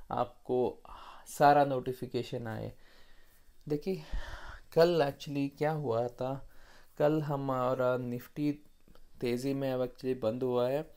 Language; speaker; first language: Hindi; non-native, local second language; Kannada